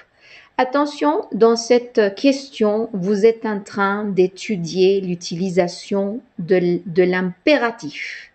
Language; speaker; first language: French; non-native, fluent; Spanish